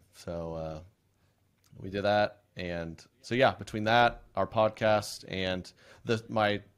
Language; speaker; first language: English; native; English